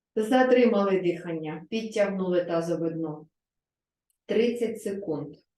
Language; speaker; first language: Ukrainian; non-native, local second language; Russian